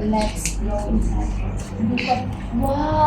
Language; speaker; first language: English; non-native, local second language; Filipino